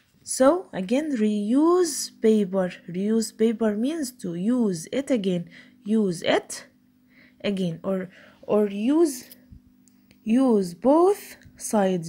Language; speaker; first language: English; non-native, fluent; Arabic